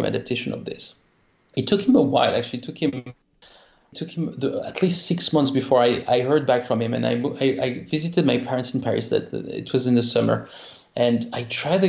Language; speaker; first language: English; non-native, fluent; French